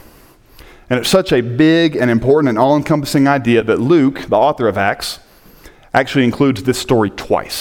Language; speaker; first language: English; native; English